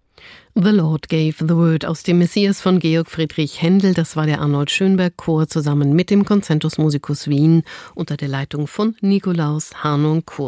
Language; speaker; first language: German; native; German